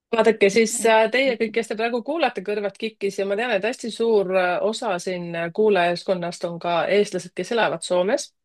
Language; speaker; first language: Estonian; native; Estonian